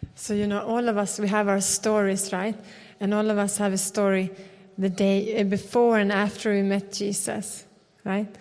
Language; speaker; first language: English; non-native, fluent; Swedish